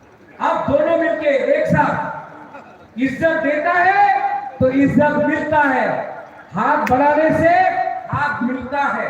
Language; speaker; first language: Hindi; non-native, local second language; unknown